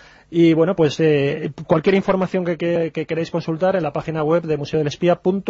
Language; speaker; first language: Spanish; native; Spanish